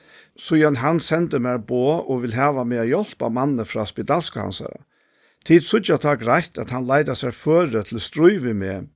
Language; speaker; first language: Danish; non-native, local second language; Faroese